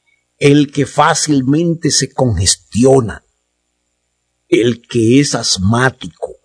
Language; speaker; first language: Spanish; native; Spanish